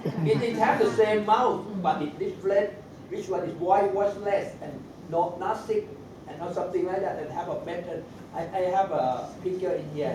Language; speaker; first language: English; non-native, learner; Thai